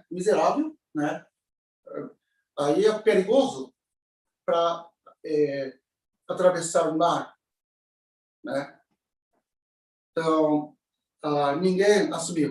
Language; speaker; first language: Portuguese; non-native, learner; Japanese